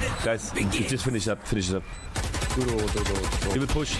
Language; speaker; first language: English; non-native, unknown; German